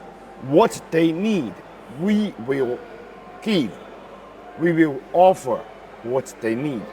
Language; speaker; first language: English; non-native, learner; Chinese